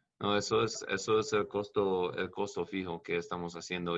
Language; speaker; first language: Spanish; non-native, learner; English